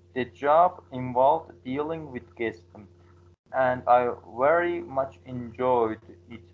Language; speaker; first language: English; non-native, learner; Azerbaijani